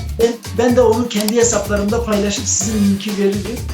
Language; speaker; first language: Turkish; non-native, local second language; Kurdish